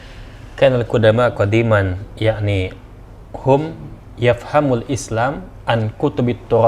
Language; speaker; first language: Arabic; non-native, learner; Indonesian